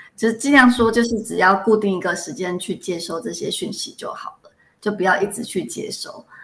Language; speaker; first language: Chinese; native; Chinese